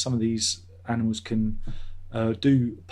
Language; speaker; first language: English; native; English